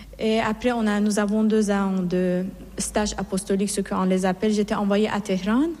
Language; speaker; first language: French; non-native, fluent; Persian